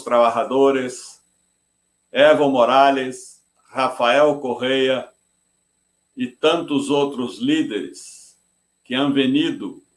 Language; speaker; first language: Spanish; non-native, fluent; Portuguese